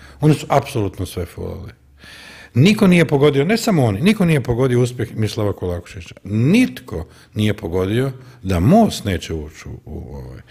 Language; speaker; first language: Croatian; native; Croatian